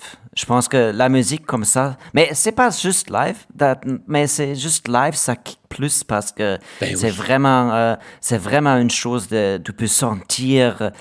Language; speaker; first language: French; non-native, learner; German